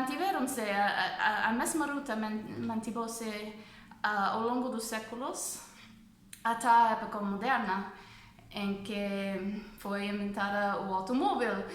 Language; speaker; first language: Portuguese; non-native, fluent; English